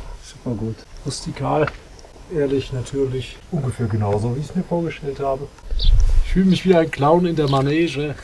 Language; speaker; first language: German; native; German